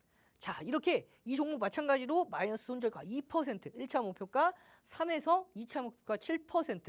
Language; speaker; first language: Korean; native; Korean